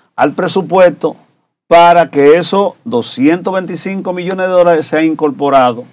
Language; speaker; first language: Spanish; native; Spanish